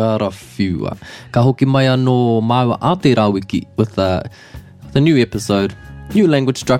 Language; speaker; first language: Māori; non-native, local second language; English